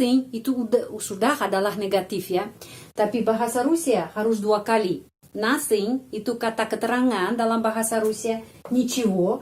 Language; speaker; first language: Indonesian; non-native, fluent; Russian